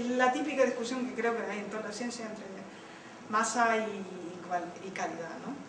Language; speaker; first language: Spanish; early bilingual, heritage; Spanish